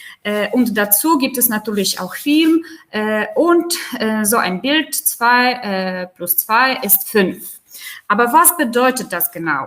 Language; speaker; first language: German; non-native, fluent; Polish